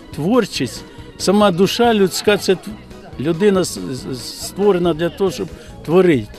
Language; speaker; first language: Ukrainian; native; Ukrainian